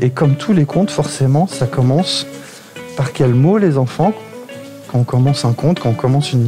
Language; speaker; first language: French; native; French